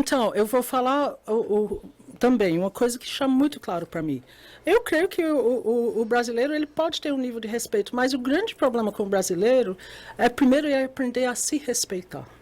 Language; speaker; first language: Portuguese; non-native, fluent; English